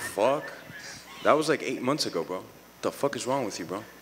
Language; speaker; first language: English; early bilingual, other home language; Spanish